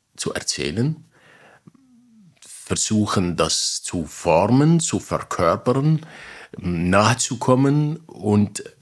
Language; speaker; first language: German; non-native, fluent; Arabic